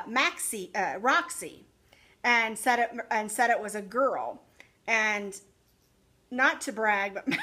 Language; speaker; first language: English; native; English